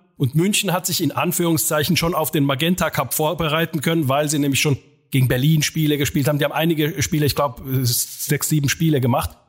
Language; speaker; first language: German; non-native, fluent; Finnish